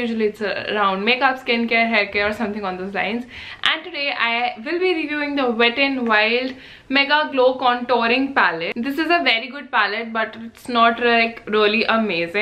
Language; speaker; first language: English; non-native, local second language; Hindi